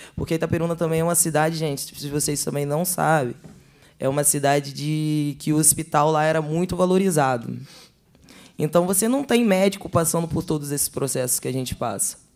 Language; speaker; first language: Portuguese; native; Portuguese